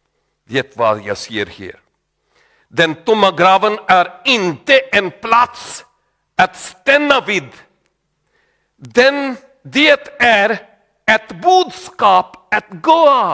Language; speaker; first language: Swedish; non-native, learner; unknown